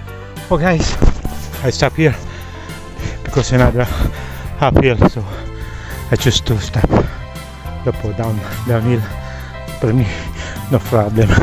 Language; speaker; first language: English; non-native, local second language; Filipino